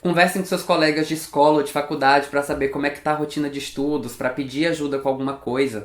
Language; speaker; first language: Portuguese; native; Portuguese